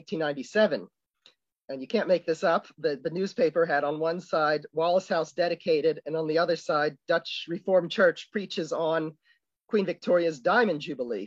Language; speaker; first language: English; native; English